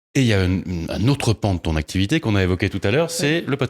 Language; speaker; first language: French; native; French